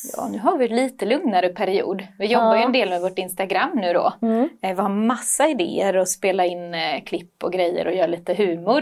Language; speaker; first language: Swedish; native; Swedish